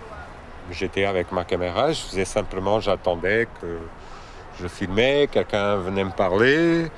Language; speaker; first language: French; non-native, fluent; Portuguese